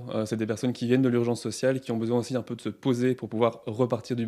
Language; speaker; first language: French; native; French